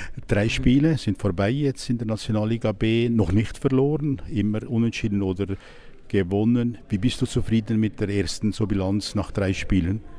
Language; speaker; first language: German; native; German